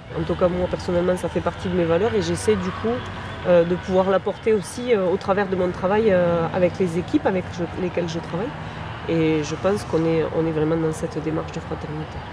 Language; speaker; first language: French; native; French